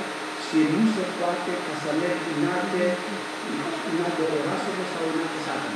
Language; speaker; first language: Romanian; non-native, learner; Greek